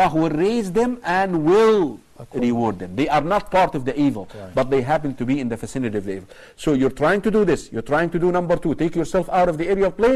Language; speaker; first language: English; non-native, fluent; Arabic